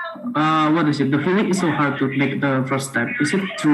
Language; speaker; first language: English; non-native, local second language; Indonesian